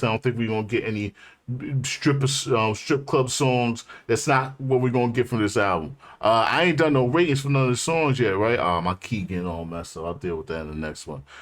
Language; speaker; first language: English; native; English